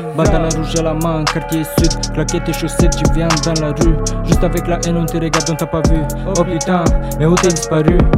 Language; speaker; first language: French; non-native, learner; Romanian